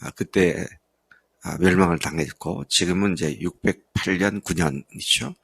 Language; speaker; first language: Korean; native; Korean